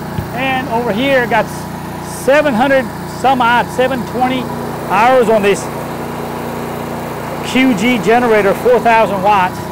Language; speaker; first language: English; non-native, fluent; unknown